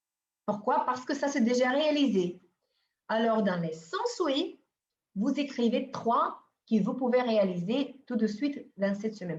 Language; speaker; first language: French; non-native, fluent; Bulgarian